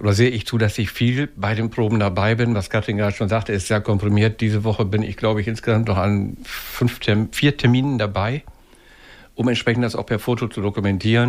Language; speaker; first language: German; native; German